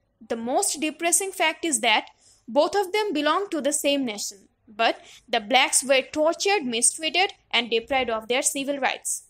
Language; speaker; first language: English; non-native, local second language; Bangla